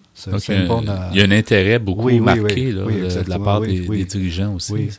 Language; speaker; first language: French; native; French